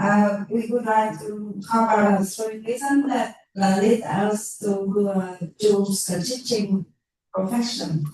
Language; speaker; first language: English; non-native, learner; Vietnamese